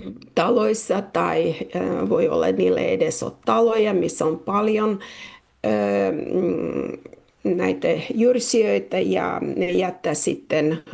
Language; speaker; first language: Finnish; non-native, fluent; Russian